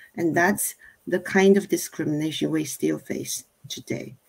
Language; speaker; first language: English; non-native, fluent; Chinese